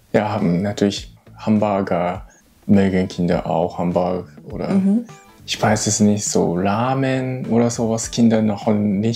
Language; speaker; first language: German; non-native, learner; Japanese